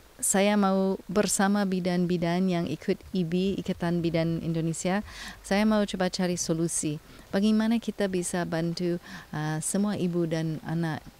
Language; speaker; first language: Indonesian; non-native, fluent; English